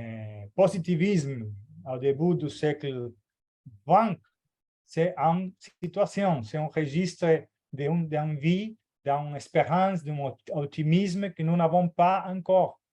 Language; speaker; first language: French; non-native, fluent; Portuguese